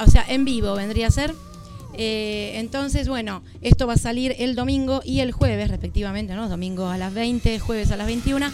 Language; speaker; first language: Spanish; native; Spanish